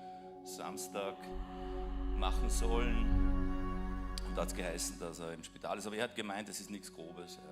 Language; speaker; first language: German; native; German